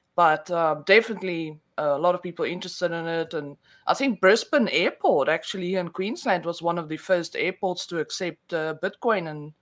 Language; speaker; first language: English; non-native, local second language; Afrikaans